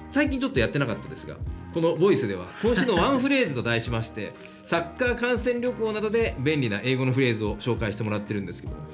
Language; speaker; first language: Japanese; native; Japanese